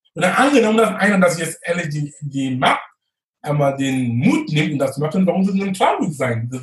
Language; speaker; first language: German; non-native, fluent; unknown